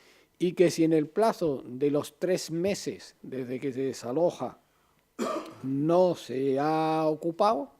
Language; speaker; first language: Spanish; native; Spanish